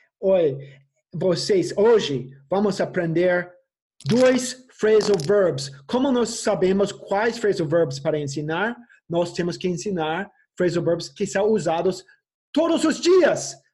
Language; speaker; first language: Portuguese; non-native, fluent; English